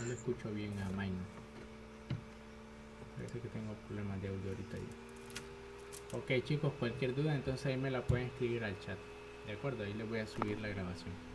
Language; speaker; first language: Spanish; native; Spanish